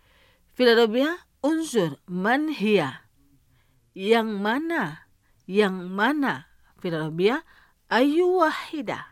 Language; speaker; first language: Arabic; non-native, fluent; Indonesian